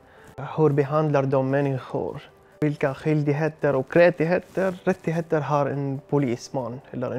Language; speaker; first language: Swedish; non-native, learner; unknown